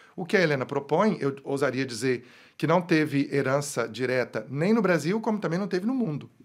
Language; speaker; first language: Portuguese; native; Portuguese